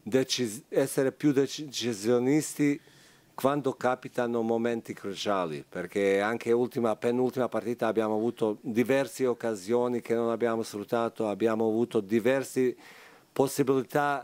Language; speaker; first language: Italian; non-native, fluent; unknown